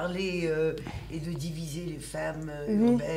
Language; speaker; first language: French; non-native, local second language; Arabic